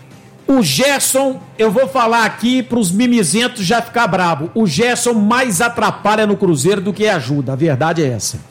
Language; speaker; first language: Portuguese; native; Portuguese